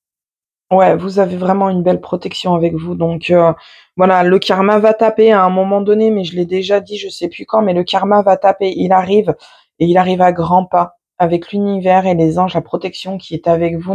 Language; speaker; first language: French; native; French